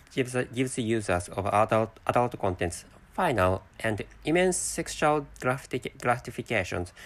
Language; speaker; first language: English; non-native, fluent; Japanese